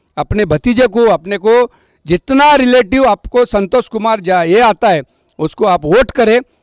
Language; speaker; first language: Hindi; non-native, local second language; Lambadi